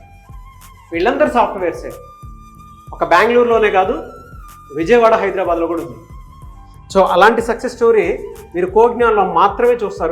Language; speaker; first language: Telugu; native; Telugu